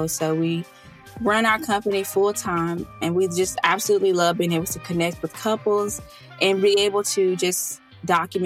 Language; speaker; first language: English; native; English